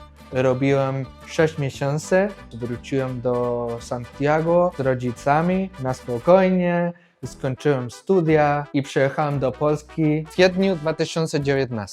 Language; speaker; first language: Polish; non-native, fluent; Spanish